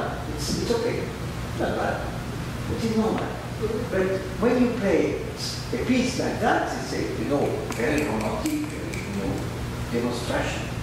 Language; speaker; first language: English; non-native, learner; French